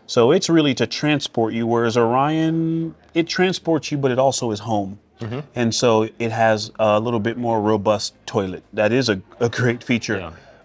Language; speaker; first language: English; native; English